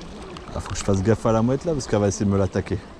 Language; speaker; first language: French; native; French